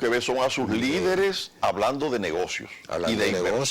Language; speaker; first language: Spanish; native; Spanish